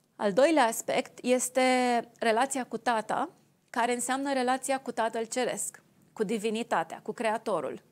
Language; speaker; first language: Romanian; native; Romanian